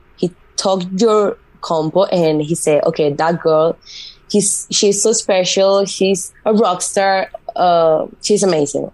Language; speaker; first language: English; non-native, fluent; Spanish